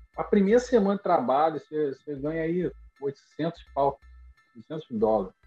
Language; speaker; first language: Portuguese; native; Portuguese